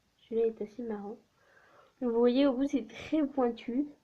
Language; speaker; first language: French; native; French